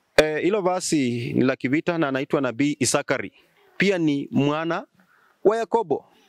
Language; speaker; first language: Swahili; non-native, local second language; Luyia